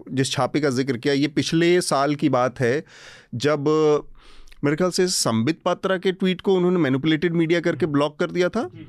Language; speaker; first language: Hindi; native; Hindi